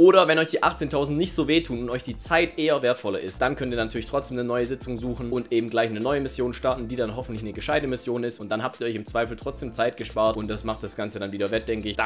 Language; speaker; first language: German; native; German